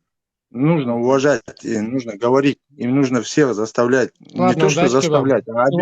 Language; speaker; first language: Russian; non-native, local second language; Kazakh